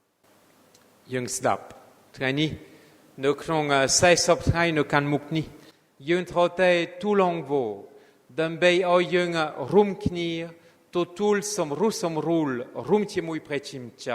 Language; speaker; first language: Khmer; non-native, fluent; French